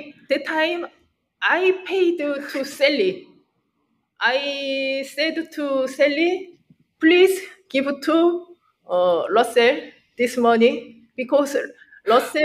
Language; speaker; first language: English; non-native, learner; Korean